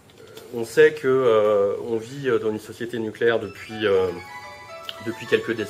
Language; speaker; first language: French; native; French